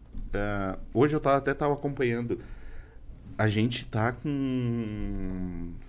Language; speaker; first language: Portuguese; native; Portuguese